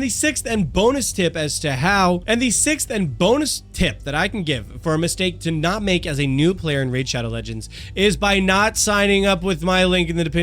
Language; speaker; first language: English; native; English